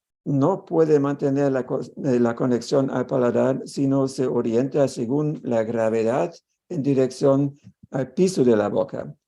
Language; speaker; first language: Spanish; non-native, fluent; German